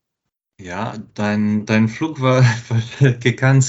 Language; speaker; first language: German; non-native, fluent; English